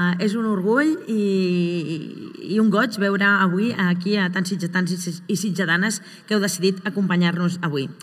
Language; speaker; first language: Catalan; native; Catalan